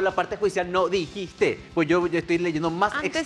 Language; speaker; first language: Spanish; native; Spanish